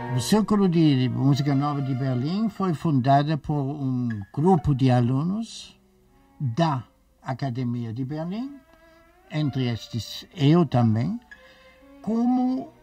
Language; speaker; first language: Portuguese; non-native, fluent; German